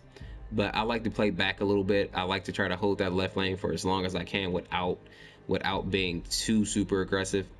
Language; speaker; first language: English; native; English